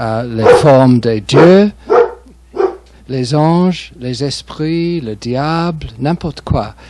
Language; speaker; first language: French; non-native, fluent; English